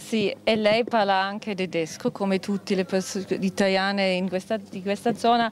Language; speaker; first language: Italian; non-native, fluent; German